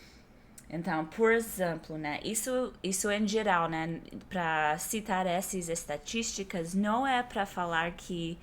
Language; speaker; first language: Portuguese; non-native, fluent; English